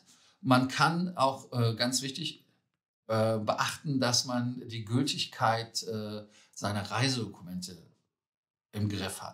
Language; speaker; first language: German; native; German